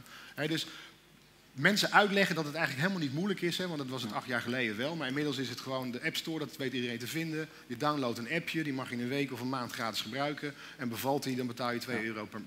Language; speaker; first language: Dutch; native; Dutch